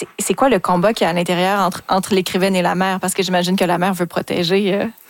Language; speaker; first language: French; native; French